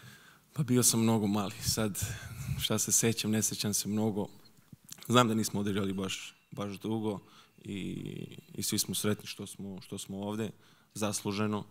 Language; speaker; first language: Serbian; early bilingual, heritage; Serbian